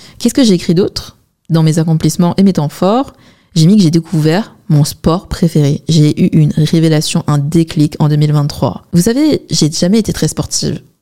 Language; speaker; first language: French; early bilingual, other home language; Chinese